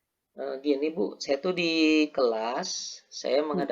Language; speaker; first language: Indonesian; native; Indonesian